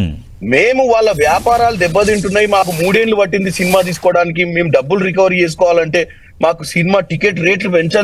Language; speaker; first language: Telugu; native; Telugu